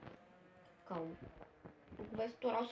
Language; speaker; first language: Portuguese; native; Portuguese